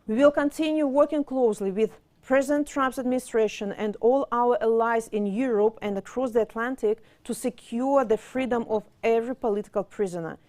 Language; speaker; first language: English; non-native, fluent; Russian